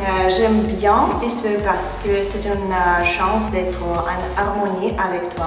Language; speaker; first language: French; non-native, learner; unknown